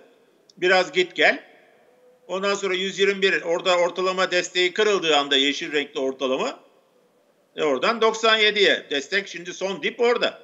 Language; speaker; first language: Turkish; native; Turkish